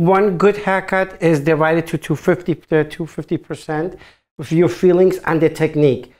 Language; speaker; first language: English; non-native, fluent; German